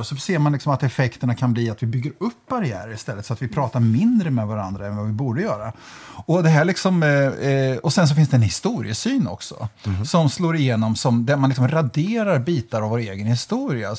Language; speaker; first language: Swedish; native; Swedish